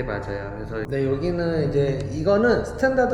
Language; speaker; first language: Korean; native; Korean